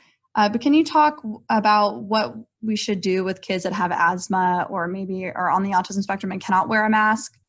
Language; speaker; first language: English; native; English